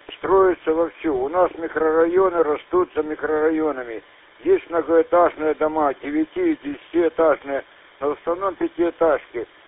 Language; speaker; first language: Russian; non-native, local second language; Ukrainian